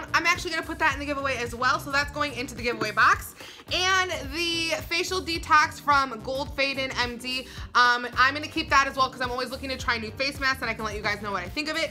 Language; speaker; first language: English; native; English